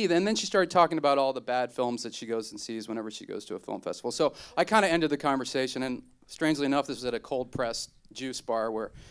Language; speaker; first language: English; native; English